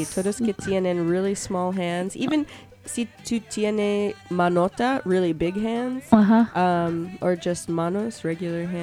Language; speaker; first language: Spanish; non-native, learner; English